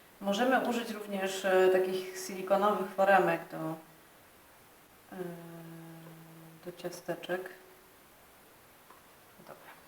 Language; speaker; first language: Polish; native; Polish